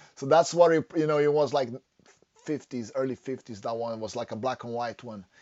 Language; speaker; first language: English; non-native, fluent; Portuguese